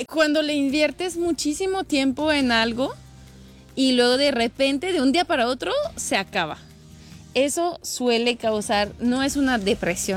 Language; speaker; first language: Spanish; non-native, fluent; French